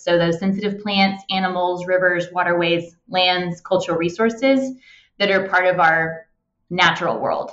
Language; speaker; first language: English; native; English